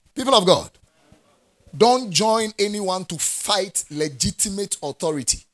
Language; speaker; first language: English; non-native, local second language; Akan